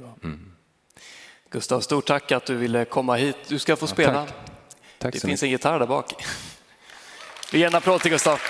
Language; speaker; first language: Swedish; native; Swedish